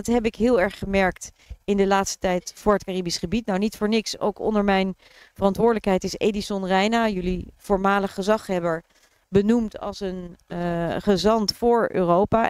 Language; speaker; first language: Dutch; native; Dutch